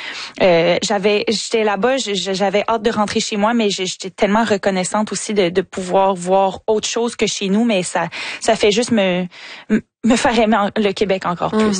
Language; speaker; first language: French; native; French